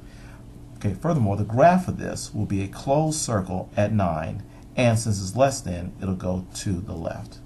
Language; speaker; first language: English; native; English